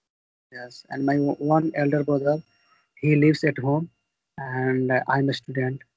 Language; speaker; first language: English; non-native, learner; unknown